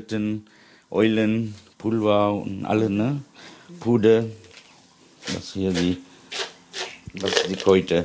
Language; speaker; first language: German; non-native, learner; Sinhala